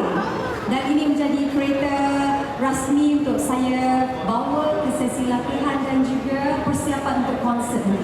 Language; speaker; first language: Malay; native; Malay